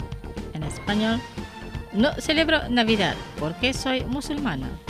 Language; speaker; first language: Spanish; non-native, fluent; Indonesian